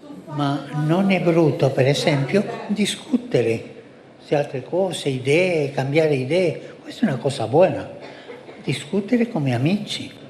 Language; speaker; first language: Italian; non-native, fluent; Spanish